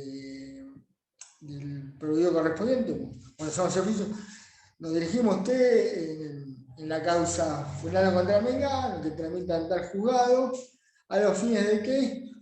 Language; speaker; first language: Spanish; native; Spanish